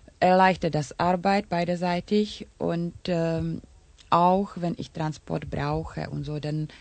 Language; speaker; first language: German; non-native, learner; Czech